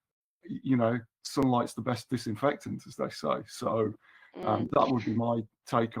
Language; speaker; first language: English; native; English